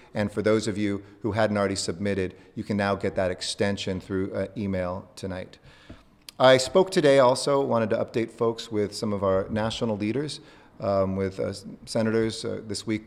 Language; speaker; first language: English; native; English